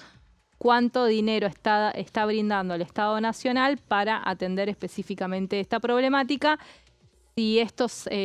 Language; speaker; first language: Spanish; native; Spanish